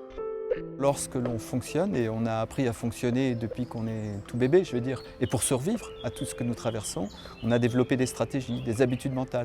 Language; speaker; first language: French; native; French